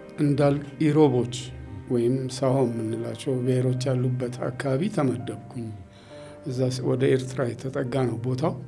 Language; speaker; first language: Amharic; native; Amharic